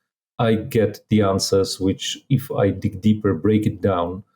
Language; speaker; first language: English; non-native, fluent; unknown